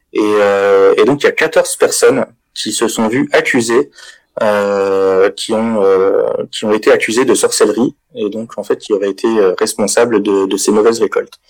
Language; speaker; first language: French; native; French